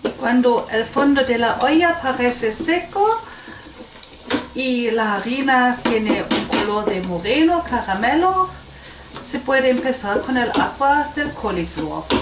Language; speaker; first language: Spanish; non-native, fluent; Swedish